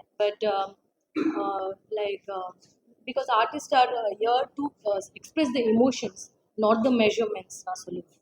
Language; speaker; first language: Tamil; non-native, fluent; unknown